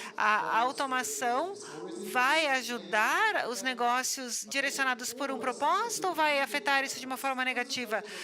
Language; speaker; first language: Portuguese; non-native, fluent; English